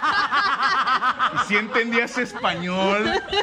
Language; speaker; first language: Spanish; native; Spanish